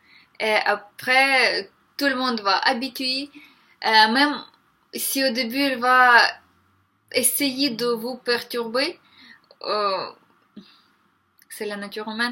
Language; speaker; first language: French; non-native, learner; Ukrainian